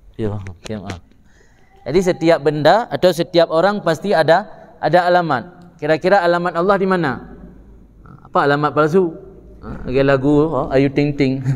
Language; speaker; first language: Malay; non-native, local second language; Achinese